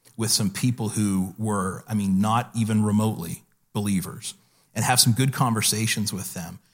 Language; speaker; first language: English; native; English